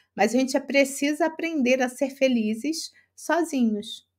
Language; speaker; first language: Portuguese; native; Portuguese